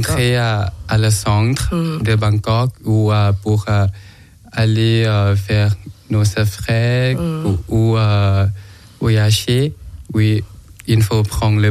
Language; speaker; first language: French; non-native, learner; Thai